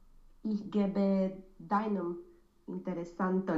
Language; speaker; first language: German; non-native, learner; Romanian